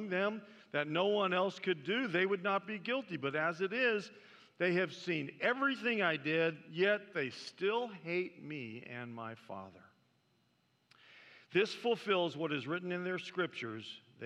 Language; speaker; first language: English; native; English